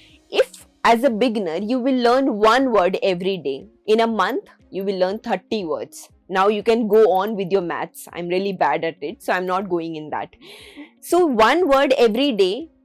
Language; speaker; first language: English; non-native, local second language; Hindi